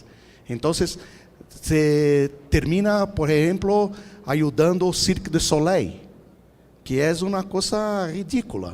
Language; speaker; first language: Spanish; non-native, fluent; Portuguese